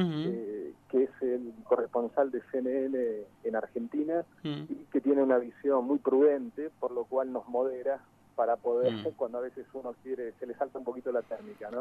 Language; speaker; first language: Spanish; native; Spanish